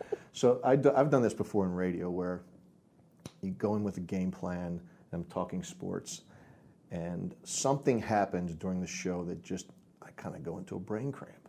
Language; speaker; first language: English; native; English